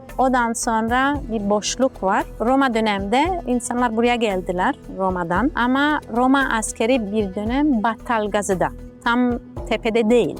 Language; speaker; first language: Turkish; non-native, learner; Italian